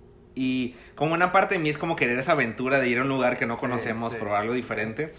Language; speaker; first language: Spanish; native; Spanish